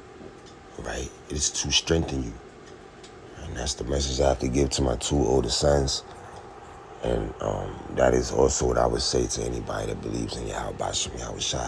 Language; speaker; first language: English; native; English